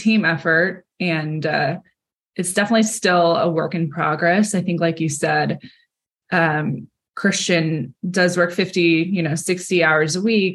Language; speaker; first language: English; native; English